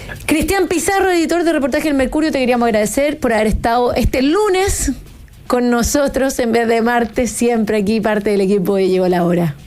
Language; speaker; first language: Spanish; native; Spanish